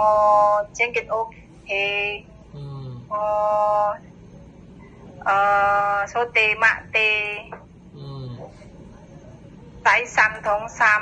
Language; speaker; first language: Cantonese; non-native, learner; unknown